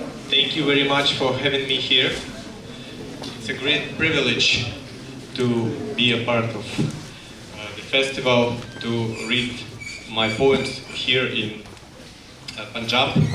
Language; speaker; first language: English; non-native, fluent; Russian